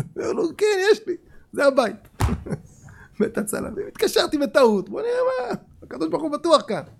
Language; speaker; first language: Hebrew; native; Hebrew